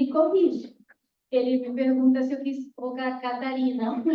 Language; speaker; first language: Portuguese; non-native, fluent; Spanish